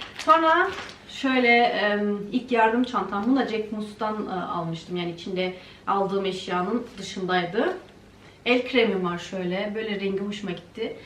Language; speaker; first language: Turkish; early bilingual, heritage; Turkish